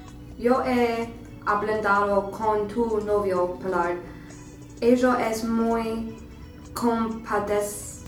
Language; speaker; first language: Spanish; non-native, learner; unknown